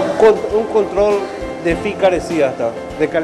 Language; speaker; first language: Romanian; non-native, learner; Spanish